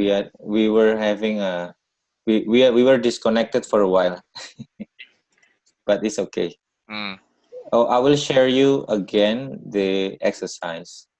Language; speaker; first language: English; non-native, learner; Indonesian